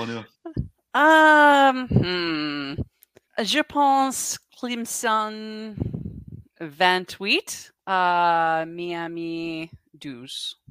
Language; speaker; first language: French; non-native, learner; English